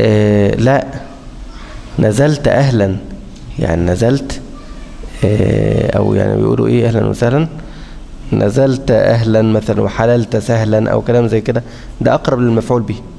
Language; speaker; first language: Arabic; native; Arabic